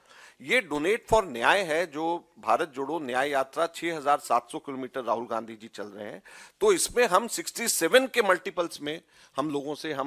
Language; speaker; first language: Hindi; native; Hindi